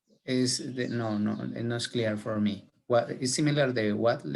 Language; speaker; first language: English; non-native, learner; Spanish